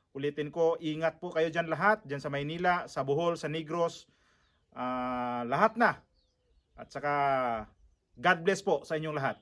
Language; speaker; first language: Filipino; native; Filipino